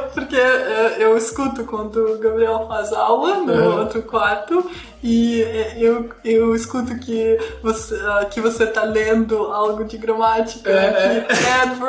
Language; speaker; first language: Portuguese; non-native, fluent; Russian